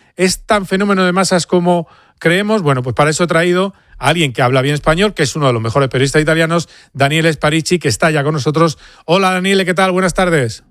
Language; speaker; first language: Spanish; native; Spanish